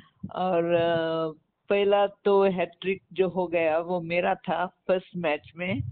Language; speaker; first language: Hindi; non-native, local second language; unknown